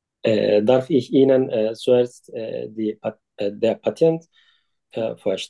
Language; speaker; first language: German; non-native, learner; Turkish